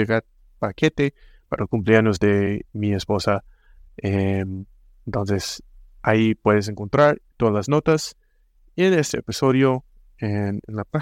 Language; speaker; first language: Spanish; non-native, fluent; English